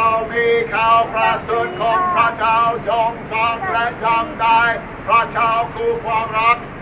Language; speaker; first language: Thai; non-native, learner; English